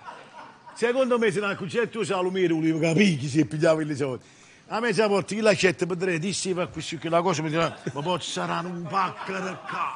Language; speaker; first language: Italian; native; Italian